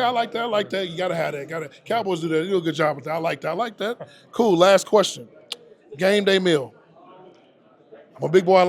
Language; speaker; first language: English; native; English